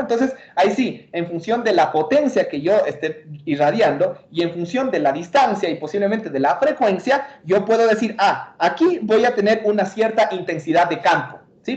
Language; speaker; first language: Spanish; native; Spanish